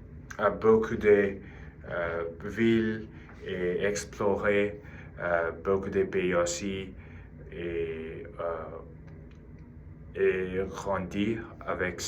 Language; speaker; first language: French; non-native, learner; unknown